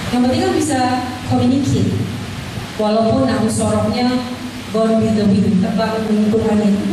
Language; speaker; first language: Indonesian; non-native, fluent; English